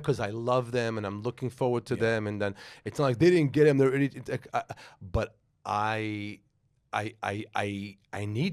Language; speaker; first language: English; native; English